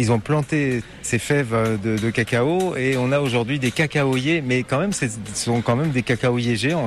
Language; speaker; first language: French; native; French